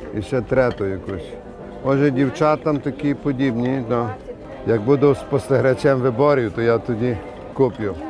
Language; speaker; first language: Ukrainian; early bilingual, heritage; Ukrainian